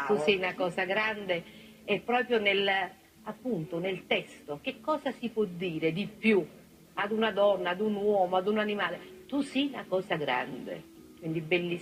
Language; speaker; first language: Italian; native; Italian